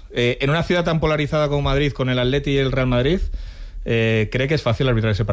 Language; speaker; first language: Spanish; native; Spanish